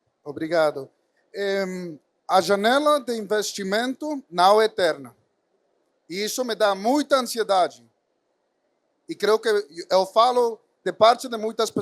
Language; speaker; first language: Portuguese; non-native, fluent; Spanish